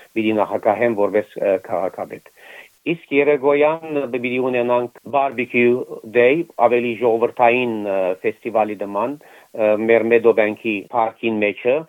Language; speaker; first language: Armenian; early bilingual, heritage; Armenian